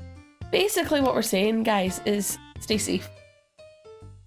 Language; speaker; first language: English; native; English